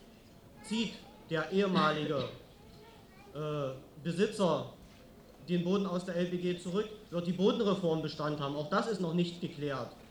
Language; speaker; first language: German; native; German